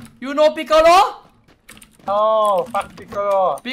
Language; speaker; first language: English; non-native, learner; Thai